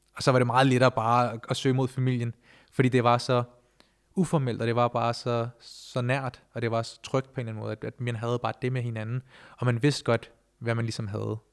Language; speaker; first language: Danish; early bilingual, other home language; Punjabi